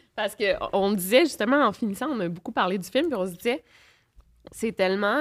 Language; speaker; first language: French; native; French